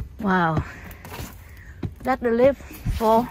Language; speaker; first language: English; non-native, learner; Vietnamese